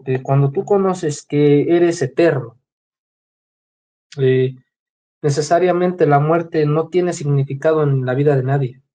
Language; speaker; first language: Spanish; native; Spanish